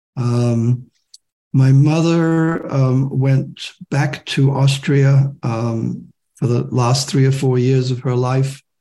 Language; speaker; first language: English; non-native, local second language; German